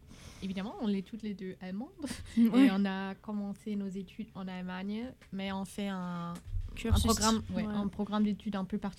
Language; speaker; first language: French; non-native, fluent; German